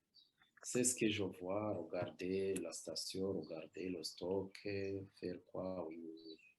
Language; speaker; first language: French; non-native, local second language; Rundi